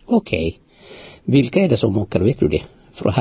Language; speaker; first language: Swedish; non-native, fluent; Amharic